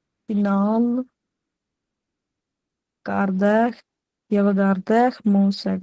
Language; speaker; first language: French; non-native, learner; Punjabi